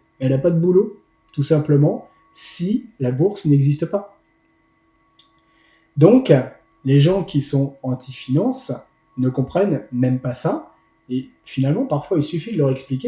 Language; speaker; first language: French; native; French